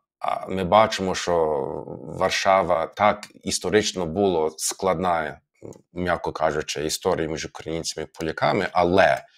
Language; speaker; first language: Ukrainian; non-native, fluent; English